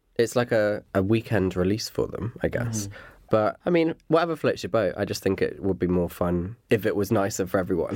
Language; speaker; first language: English; native; English